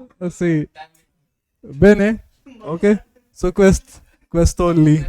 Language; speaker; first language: Italian; non-native, fluent; Hindi